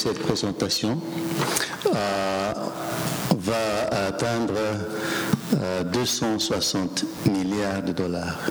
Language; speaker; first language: French; non-native, fluent; Spanish